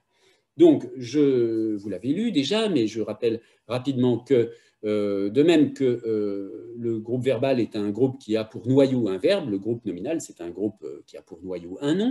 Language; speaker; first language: French; native; French